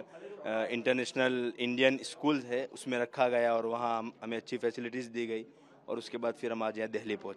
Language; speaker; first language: Hindi; native; Hindi